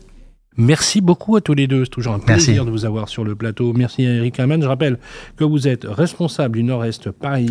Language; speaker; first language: French; native; French